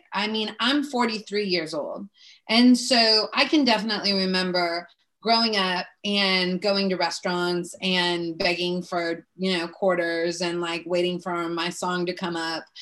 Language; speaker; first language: English; native; English